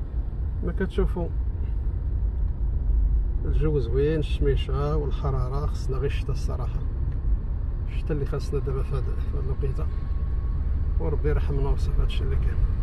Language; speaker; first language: Arabic; native; Arabic